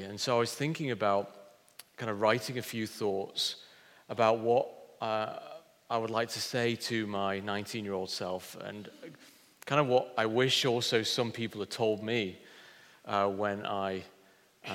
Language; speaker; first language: English; native; English